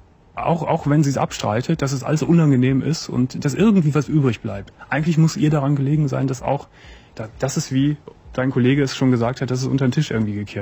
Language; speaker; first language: German; native; German